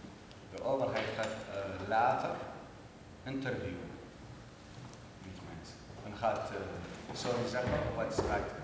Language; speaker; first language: Dutch; non-native, learner; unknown